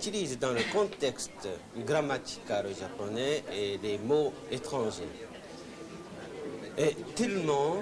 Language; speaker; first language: French; non-native, fluent; Japanese